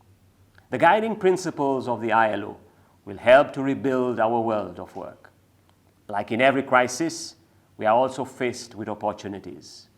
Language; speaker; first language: English; non-native, local second language; Seselwa Creole French